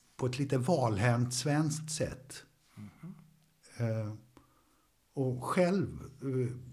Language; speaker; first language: Swedish; early bilingual, other home language; Yiddish